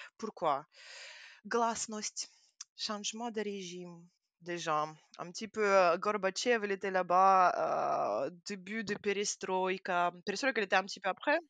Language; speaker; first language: French; non-native, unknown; Russian